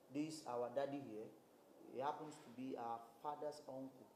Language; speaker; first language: English; non-native, local second language; Yoruba